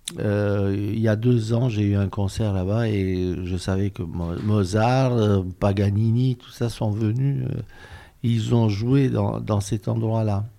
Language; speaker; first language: French; non-native, fluent; Romanian